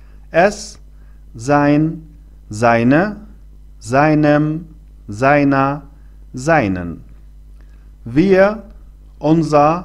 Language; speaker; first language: German; non-native, fluent; Arabic